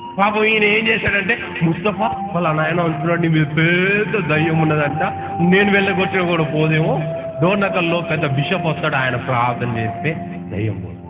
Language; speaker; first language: Telugu; non-native, local second language; Urdu